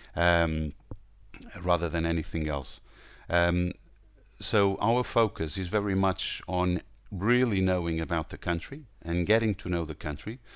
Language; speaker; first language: English; non-native, fluent; Portuguese